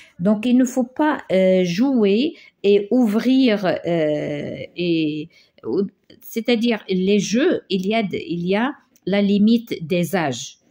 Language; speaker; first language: French; non-native, local second language; Arabic